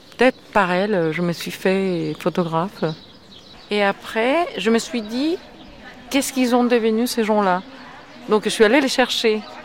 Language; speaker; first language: French; non-native, fluent; Spanish